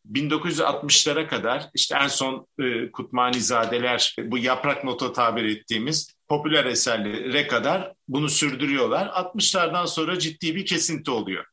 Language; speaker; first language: Turkish; native; Turkish